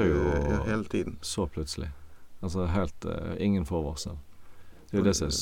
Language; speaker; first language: Norwegian; native; Norwegian